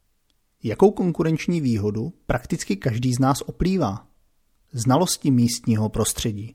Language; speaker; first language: Czech; native; Czech